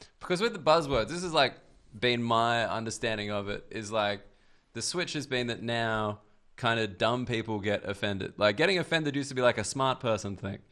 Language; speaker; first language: English; native; English